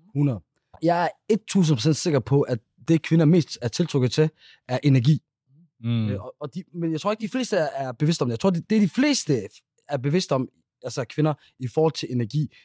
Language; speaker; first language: Danish; early bilingual, other home language; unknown